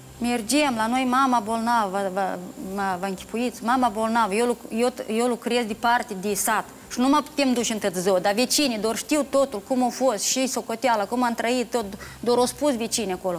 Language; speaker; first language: Romanian; native; Romanian